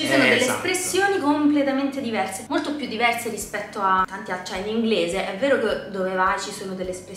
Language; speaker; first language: Italian; native; Italian